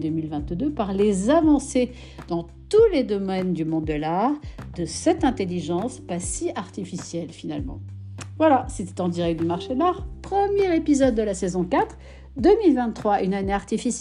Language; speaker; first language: French; native; French